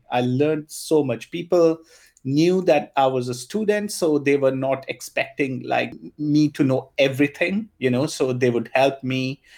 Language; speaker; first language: English; non-native, local second language; Punjabi